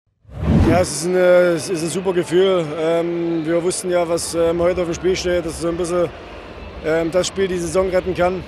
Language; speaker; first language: German; native; German